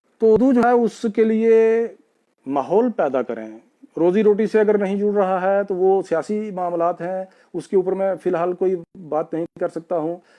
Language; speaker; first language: Urdu; non-native, local second language; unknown